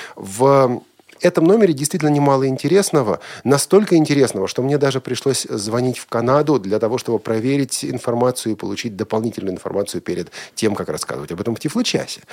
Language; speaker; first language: Russian; native; Russian